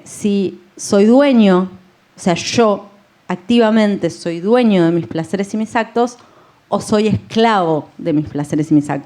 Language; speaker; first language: Spanish; native; Spanish